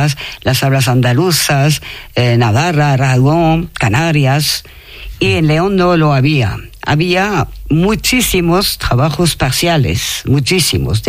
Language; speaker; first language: Spanish; non-native, fluent; French